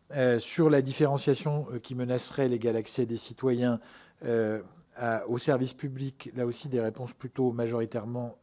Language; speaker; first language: French; native; French